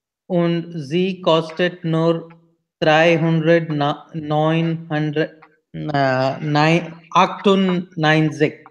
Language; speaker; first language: German; non-native, learner; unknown